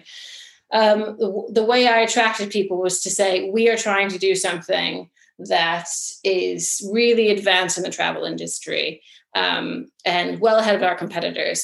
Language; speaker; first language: English; native; English